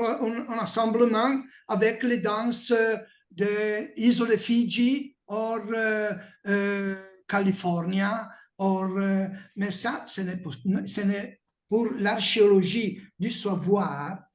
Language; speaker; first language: French; non-native, learner; Italian